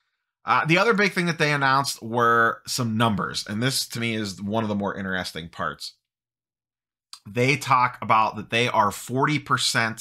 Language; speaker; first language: English; native; English